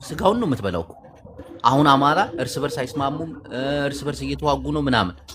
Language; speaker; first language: Amharic; non-native, local second language; Tigrinya